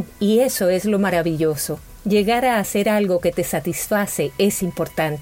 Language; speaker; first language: Spanish; native; Spanish